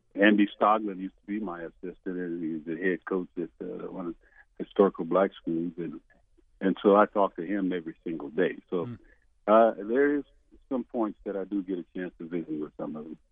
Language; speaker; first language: English; native; English